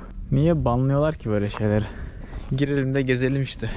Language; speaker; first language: Turkish; native; Turkish